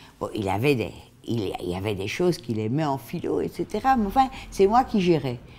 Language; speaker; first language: French; native; French